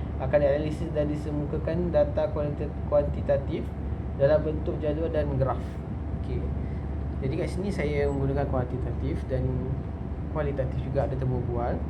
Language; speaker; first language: Malay; native; Malay